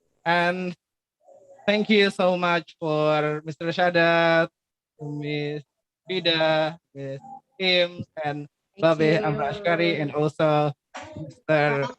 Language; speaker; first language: English; non-native, fluent; Indonesian